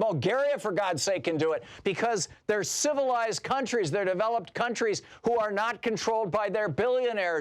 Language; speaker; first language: English; native; English